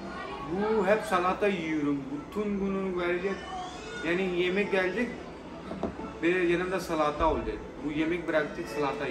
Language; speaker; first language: Turkish; non-native, learner; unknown